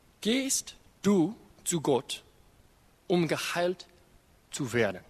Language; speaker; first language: German; non-native, learner; English